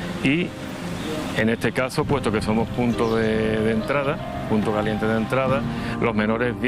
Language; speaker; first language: Spanish; native; Spanish